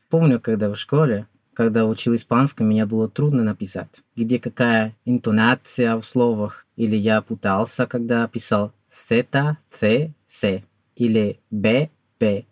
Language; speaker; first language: Russian; non-native, fluent; Spanish